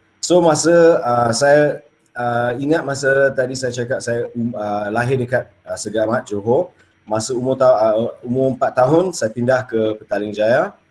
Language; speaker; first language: Malay; non-native, local second language; English